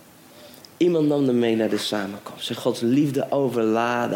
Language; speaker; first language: Dutch; native; Dutch